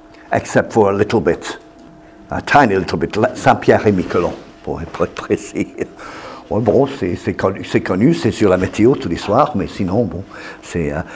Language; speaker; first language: French; non-native, fluent; English